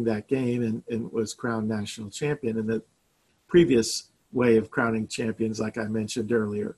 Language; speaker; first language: English; native; English